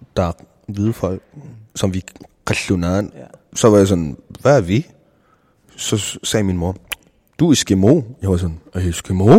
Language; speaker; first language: Danish; non-native, local second language; Kalaallisut